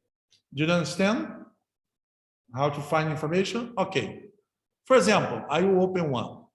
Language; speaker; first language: English; non-native, fluent; Portuguese